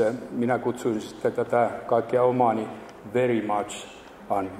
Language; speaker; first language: Finnish; native; Finnish